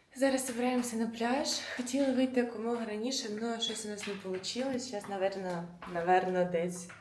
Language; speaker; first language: Ukrainian; non-native, local second language; Russian